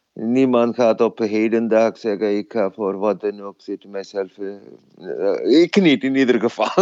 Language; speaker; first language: Dutch; non-native, fluent; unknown